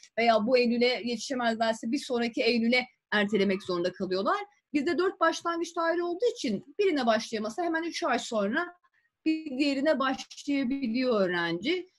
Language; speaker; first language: Turkish; native; Turkish